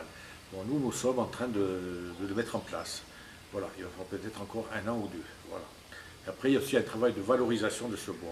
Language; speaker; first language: French; native; French